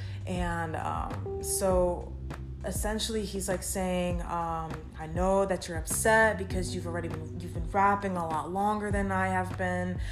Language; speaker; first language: English; native; English